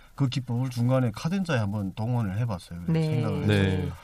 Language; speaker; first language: Korean; native; Korean